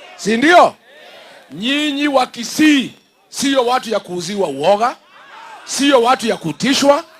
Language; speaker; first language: Swahili; non-native, local second language; Kikuyu